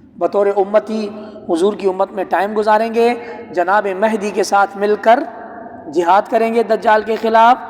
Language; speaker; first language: Urdu; non-native, local second language; Punjabi